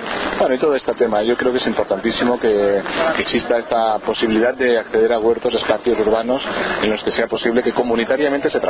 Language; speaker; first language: Spanish; native; Spanish